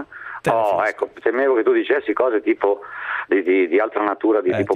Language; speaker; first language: Italian; native; Italian